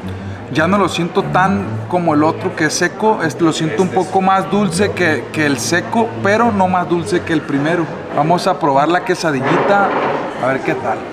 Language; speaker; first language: Spanish; native; Spanish